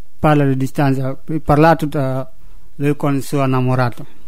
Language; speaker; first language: Italian; non-native, learner; Upper Guinea Crioulo